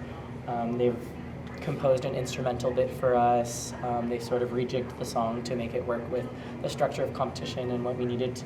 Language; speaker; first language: English; native; English